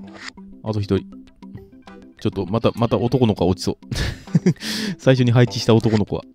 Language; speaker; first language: Japanese; native; Japanese